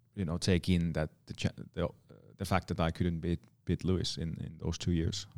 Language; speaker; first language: English; non-native, fluent; Finnish